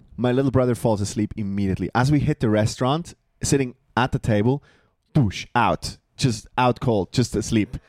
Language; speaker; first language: English; non-native, fluent; Swiss German